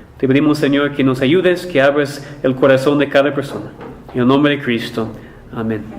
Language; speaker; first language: Spanish; non-native, fluent; English